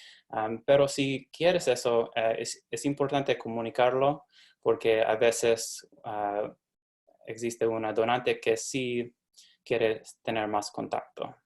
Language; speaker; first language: Spanish; non-native, fluent; English